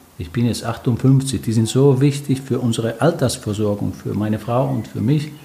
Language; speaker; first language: German; non-native, fluent; Finnish